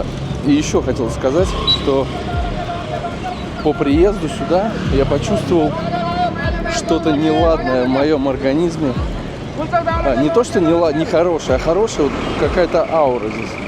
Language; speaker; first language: Russian; native; Russian